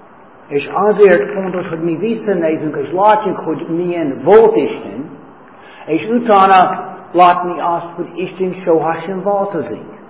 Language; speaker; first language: Hungarian; non-native, fluent; English